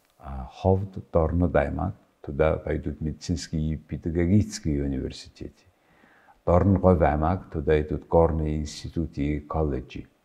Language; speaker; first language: Russian; non-native, fluent; Mongolian